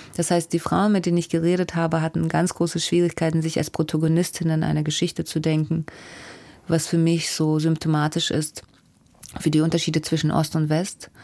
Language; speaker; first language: German; early bilingual, other home language; Russian